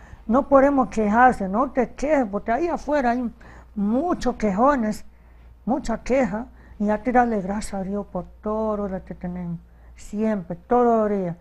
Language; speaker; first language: Spanish; early bilingual, heritage; Spanish